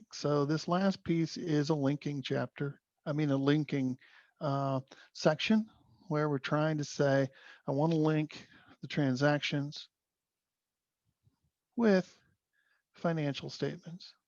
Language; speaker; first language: English; native; English